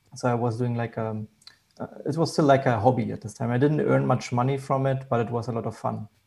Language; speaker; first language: English; non-native, fluent; German